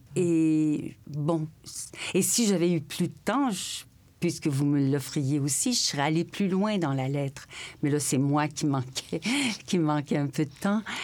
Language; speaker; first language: French; native; French